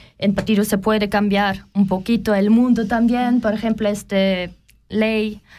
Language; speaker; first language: Spanish; non-native, learner; German